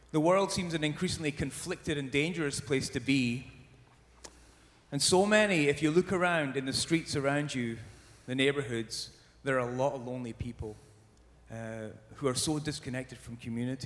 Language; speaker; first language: English; native; English